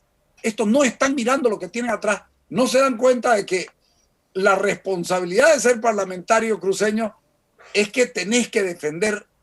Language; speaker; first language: Spanish; native; Spanish